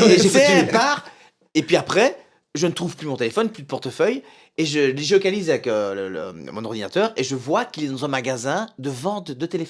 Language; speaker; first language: French; native; French